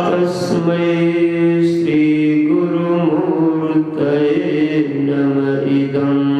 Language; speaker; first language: Hindi; native; Hindi